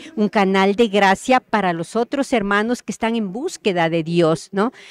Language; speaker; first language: Spanish; native; Spanish